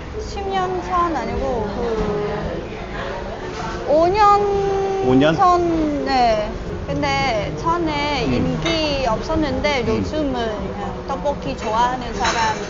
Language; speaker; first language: Korean; non-native, learner; Vietnamese